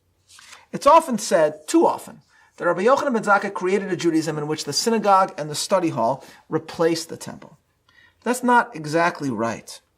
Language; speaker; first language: English; native; English